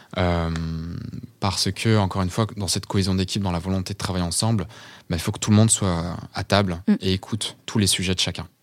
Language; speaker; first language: French; early bilingual, other home language; Portuguese